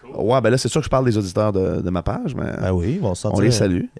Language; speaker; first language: French; native; French